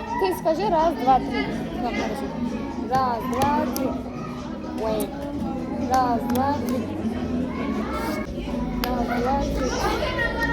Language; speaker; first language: Russian; non-native, learner; Turkish